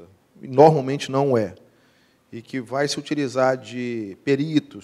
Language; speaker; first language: Portuguese; native; Portuguese